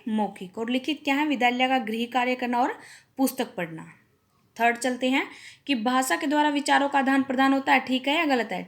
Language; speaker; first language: Hindi; native; Hindi